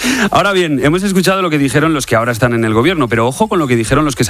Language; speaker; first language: Spanish; native; Spanish